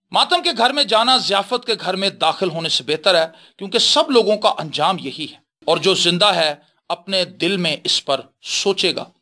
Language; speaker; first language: Urdu; non-native, local second language; Punjabi